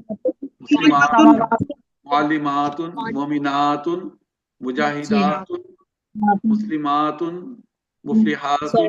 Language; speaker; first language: Arabic; non-native, fluent; Urdu